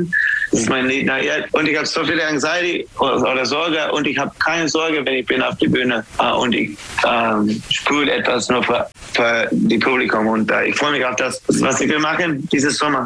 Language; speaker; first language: German; non-native, learner; English